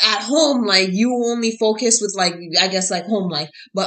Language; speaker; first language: English; early bilingual, other home language; Haitian Creole